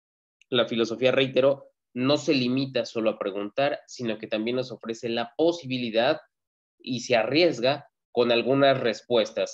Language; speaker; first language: Spanish; native; Spanish